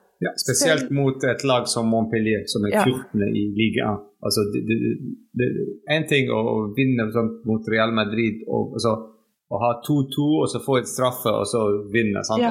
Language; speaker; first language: Norwegian; non-native, fluent; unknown